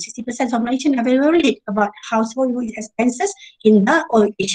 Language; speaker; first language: English; non-native, local second language; Malay